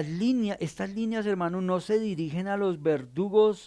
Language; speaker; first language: Spanish; native; Spanish